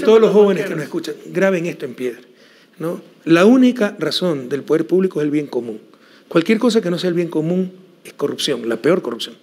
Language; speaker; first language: Spanish; native; Spanish